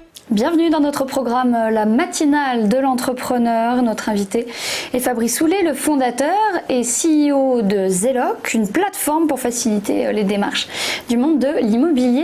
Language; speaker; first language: French; native; French